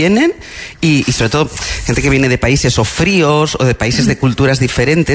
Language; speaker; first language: Spanish; native; Spanish